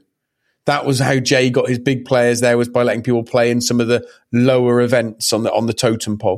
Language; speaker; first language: English; native; English